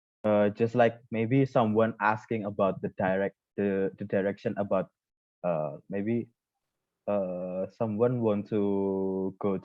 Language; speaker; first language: English; non-native, learner; Indonesian